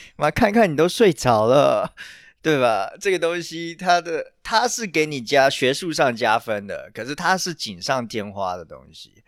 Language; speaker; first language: Chinese; native; Chinese